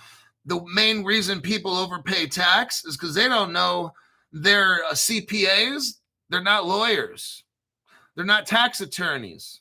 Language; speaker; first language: English; native; English